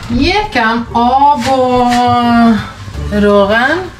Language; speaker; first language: Persian; non-native, learner; Norwegian